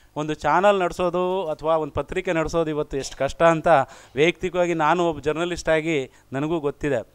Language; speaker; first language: Kannada; non-native, local second language; Lambadi